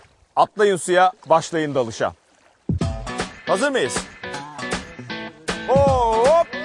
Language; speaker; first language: Turkish; native; Turkish